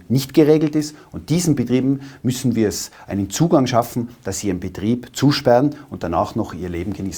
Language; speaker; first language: German; native; German